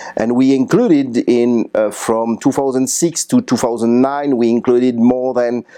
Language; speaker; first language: English; non-native, fluent; French